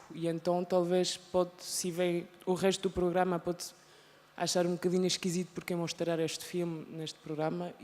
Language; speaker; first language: Portuguese; non-native, learner; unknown